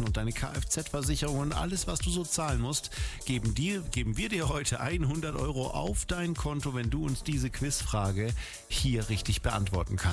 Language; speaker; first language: German; native; German